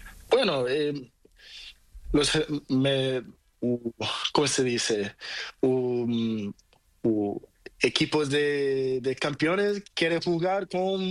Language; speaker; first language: Spanish; non-native, learner; Portuguese